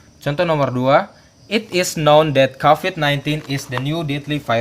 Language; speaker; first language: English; non-native, learner; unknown